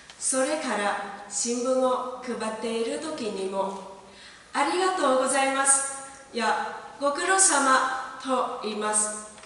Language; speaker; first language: Japanese; non-native, learner; Vietnamese